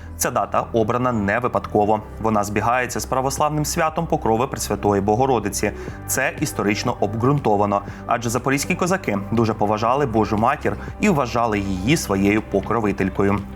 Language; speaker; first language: Ukrainian; native; Ukrainian